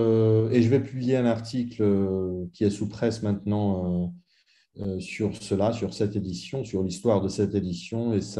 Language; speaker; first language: French; non-native, fluent; Italian